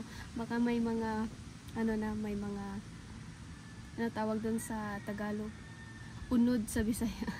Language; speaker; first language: Filipino; non-native, local second language; Cebuano